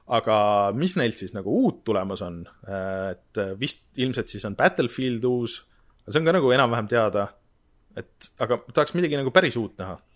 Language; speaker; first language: Estonian; native; Estonian